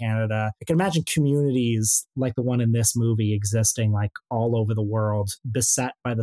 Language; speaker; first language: English; native; English